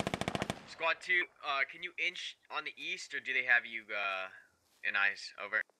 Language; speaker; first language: English; native; English